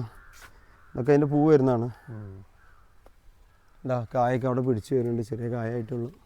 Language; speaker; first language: Malayalam; native; Malayalam